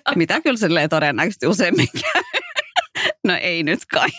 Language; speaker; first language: Finnish; early bilingual, other home language; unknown